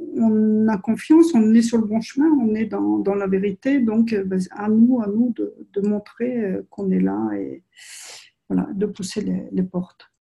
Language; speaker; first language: French; native; French